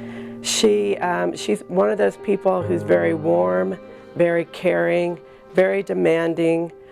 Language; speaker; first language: English; native; English